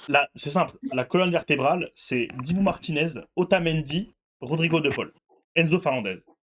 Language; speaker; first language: French; native; French